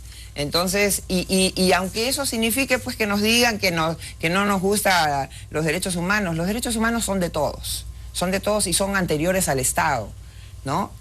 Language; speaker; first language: Spanish; native; Spanish